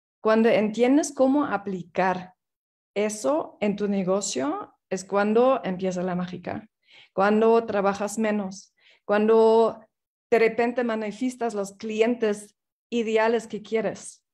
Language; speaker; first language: Spanish; non-native, fluent; English